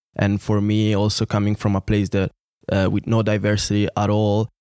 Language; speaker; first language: English; non-native, fluent; Italian